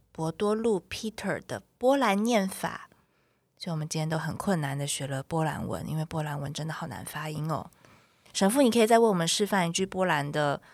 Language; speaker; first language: Chinese; native; Chinese